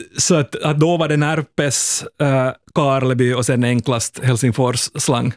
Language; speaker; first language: Swedish; native; Swedish